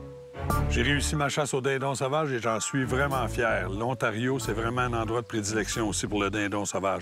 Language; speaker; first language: French; native; French